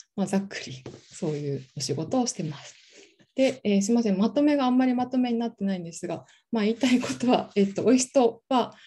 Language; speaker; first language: Japanese; native; Japanese